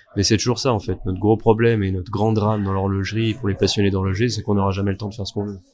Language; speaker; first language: French; native; French